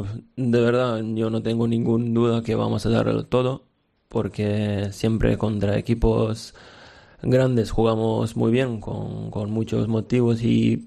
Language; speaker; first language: Spanish; non-native, fluent; Serbian